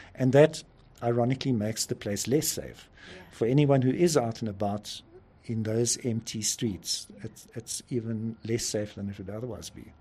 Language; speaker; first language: English; native; English